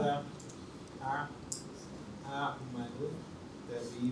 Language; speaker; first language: Arabic; non-native, learner; Urdu